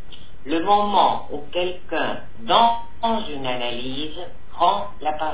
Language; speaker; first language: French; non-native, fluent; Spanish